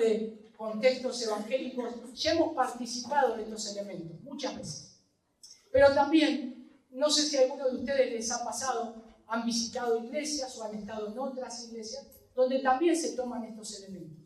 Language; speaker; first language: Spanish; native; Spanish